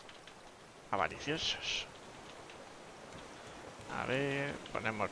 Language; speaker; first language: Spanish; native; Spanish